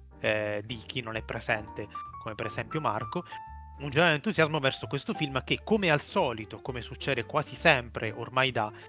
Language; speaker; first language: Italian; native; Italian